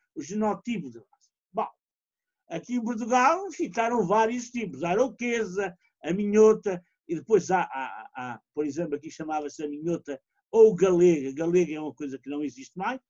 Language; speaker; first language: Portuguese; native; Portuguese